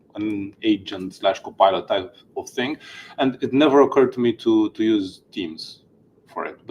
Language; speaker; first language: English; non-native, fluent; Romanian